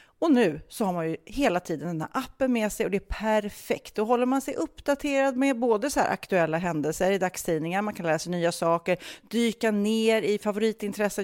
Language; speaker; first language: Swedish; native; Swedish